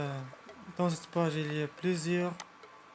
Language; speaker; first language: French; non-native, learner; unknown